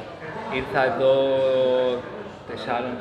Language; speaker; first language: Greek; early bilingual, other home language; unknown